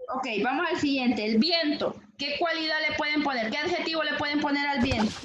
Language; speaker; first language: Spanish; native; Spanish